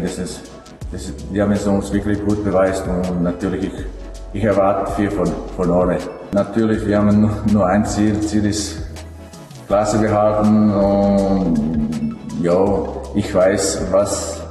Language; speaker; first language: German; non-native, fluent; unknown